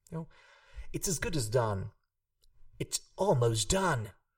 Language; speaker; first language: English; non-native, fluent; Hungarian